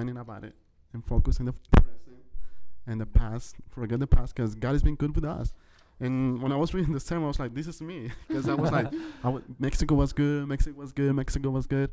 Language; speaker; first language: English; early bilingual, other home language; Spanish